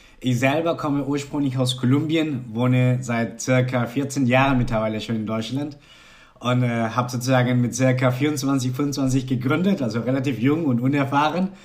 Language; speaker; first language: German; non-native, fluent; Spanish